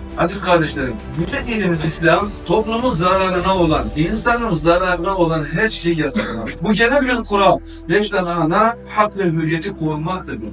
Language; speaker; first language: Turkish; native; Turkish